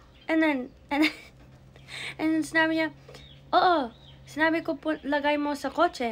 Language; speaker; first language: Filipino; early bilingual, heritage; English